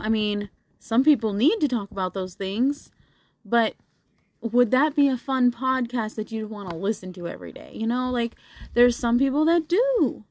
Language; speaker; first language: English; native; English